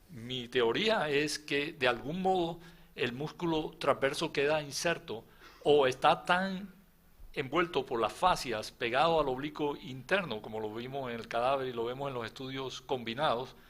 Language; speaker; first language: Spanish; native; Spanish